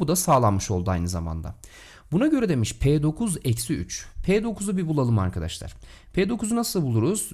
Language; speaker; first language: Turkish; native; Turkish